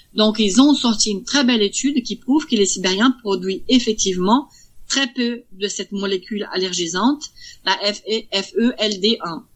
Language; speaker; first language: French; non-native, fluent; Portuguese